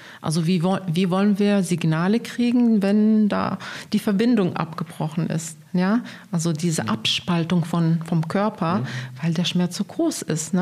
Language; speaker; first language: German; non-native, fluent; Arabic